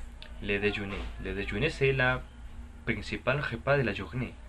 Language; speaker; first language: French; non-native, learner; Spanish